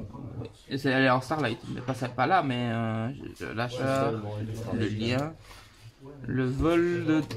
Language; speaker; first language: French; native; French